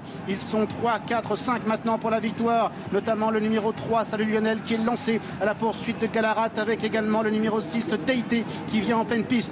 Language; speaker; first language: French; native; French